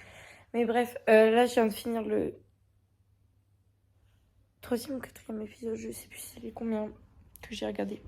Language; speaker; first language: French; native; French